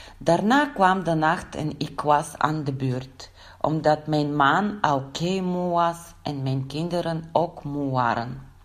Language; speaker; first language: Dutch; non-native, learner; Bulgarian